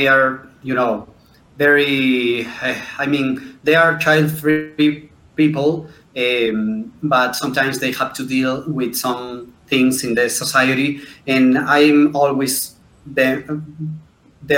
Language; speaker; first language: English; non-native, fluent; Spanish